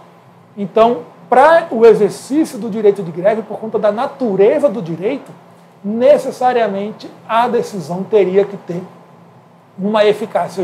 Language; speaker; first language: Portuguese; native; Portuguese